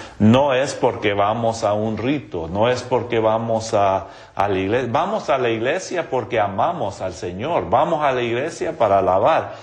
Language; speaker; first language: Spanish; non-native, local second language; English